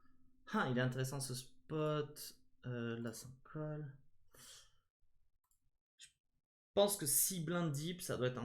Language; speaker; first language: French; native; French